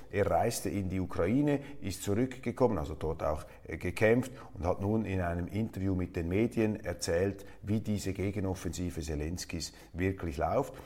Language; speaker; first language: German; native; German